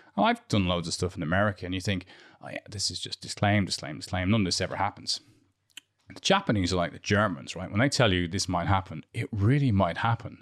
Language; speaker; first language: English; native; English